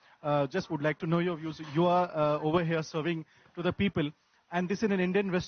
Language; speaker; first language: Hindi; native; Hindi